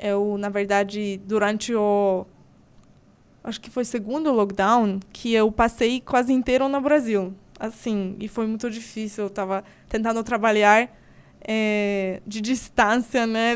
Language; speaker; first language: Portuguese; non-native, fluent; Polish